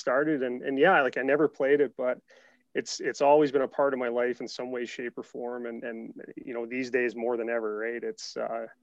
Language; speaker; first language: English; native; English